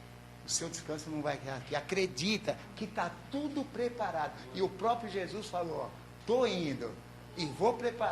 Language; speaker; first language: Portuguese; native; Portuguese